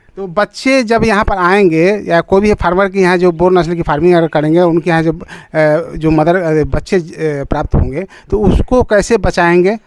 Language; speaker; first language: Hindi; native; Hindi